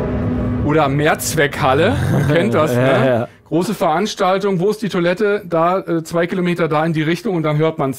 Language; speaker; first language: German; native; German